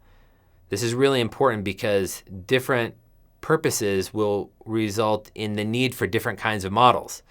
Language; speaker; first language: English; native; English